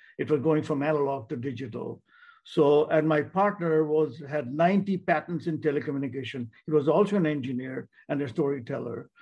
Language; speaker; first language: English; non-native, local second language; Bangla